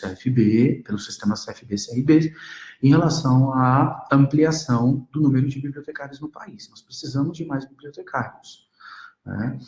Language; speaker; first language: Portuguese; native; Portuguese